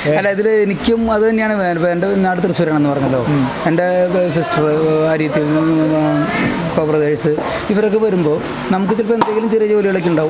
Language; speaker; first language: Malayalam; native; Malayalam